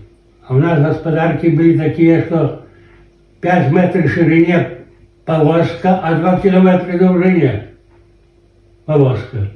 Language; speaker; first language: Polish; non-native, local second language; Belarusian